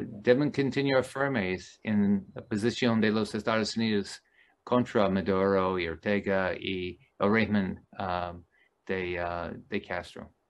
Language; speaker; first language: Spanish; non-native, learner; English